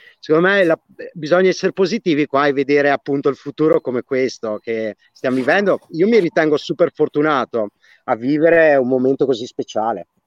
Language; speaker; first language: Italian; native; Italian